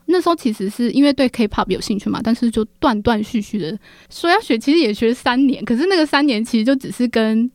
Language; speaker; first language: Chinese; native; Chinese